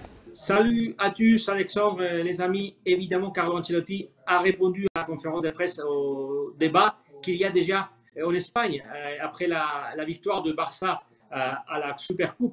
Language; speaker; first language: French; non-native, fluent; Spanish